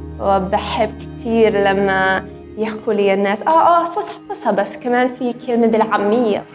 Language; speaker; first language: Arabic; non-native, fluent; Hungarian